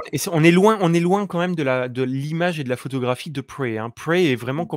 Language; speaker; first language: French; native; French